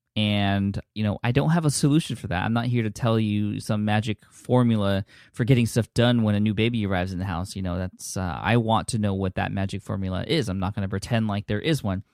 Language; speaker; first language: English; early bilingual, other home language; Filipino